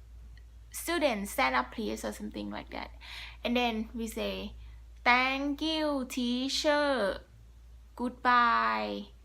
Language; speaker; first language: English; non-native, learner; Thai